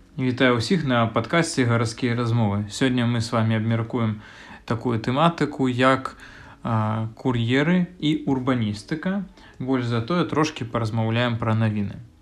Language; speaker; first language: Belarusian; non-native, local second language; Russian